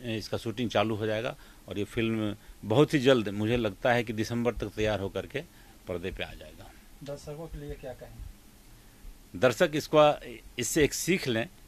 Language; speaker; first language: Hindi; native; Hindi